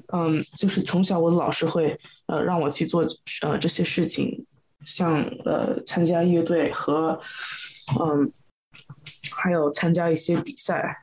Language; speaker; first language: Chinese; early bilingual, heritage; Chinese